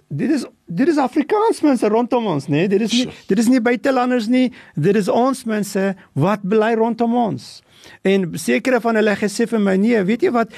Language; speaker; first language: Afrikaans; non-native, local second language; English